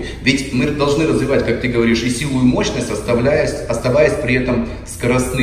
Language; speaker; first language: Russian; native; Russian